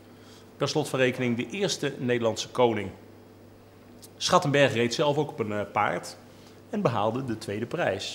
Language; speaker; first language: Dutch; native; Dutch